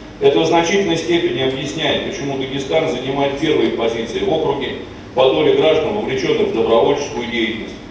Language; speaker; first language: Russian; native; Russian